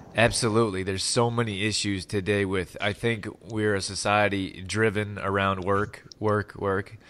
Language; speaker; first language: English; native; English